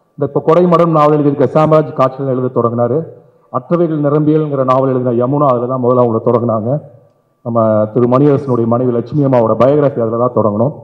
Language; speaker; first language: Tamil; native; Tamil